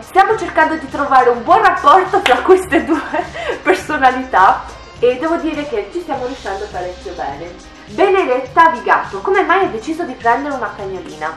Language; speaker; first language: Italian; native; Italian